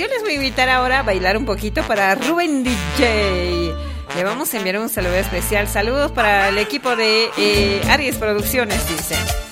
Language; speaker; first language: Spanish; native; Spanish